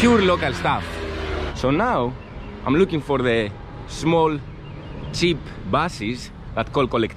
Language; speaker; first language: English; non-native, fluent; Greek